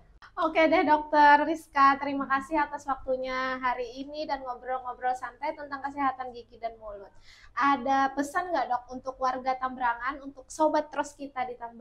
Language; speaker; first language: Indonesian; native; Indonesian